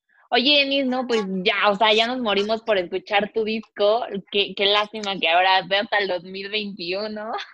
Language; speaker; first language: Spanish; native; Spanish